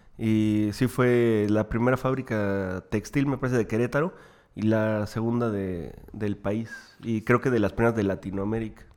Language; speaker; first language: Spanish; native; Spanish